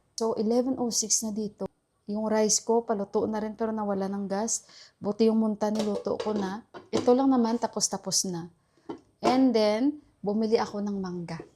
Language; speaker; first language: Filipino; native; Filipino